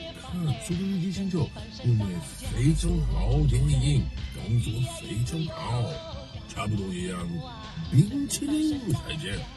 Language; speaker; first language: Chinese; non-native, learner; English